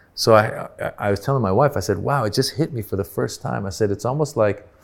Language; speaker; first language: English; early bilingual, other home language; Persian